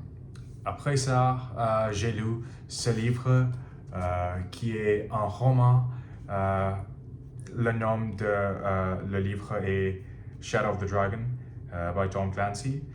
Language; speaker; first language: French; non-native, learner; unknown